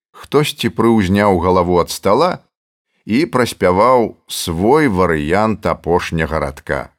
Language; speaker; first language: Belarusian; native; Belarusian